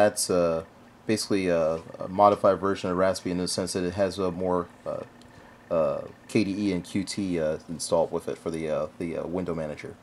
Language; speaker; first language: English; native; English